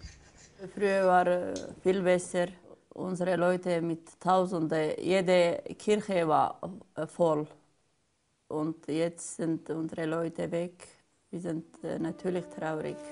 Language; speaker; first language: German; non-native, fluent; Aramaic